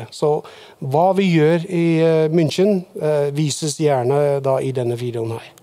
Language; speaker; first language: Norwegian; non-native, fluent; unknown